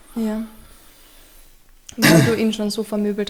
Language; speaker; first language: German; native; German